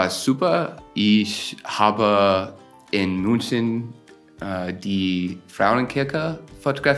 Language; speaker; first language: German; non-native, learner; English